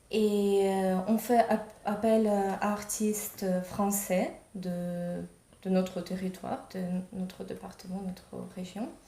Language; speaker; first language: French; non-native, fluent; Ukrainian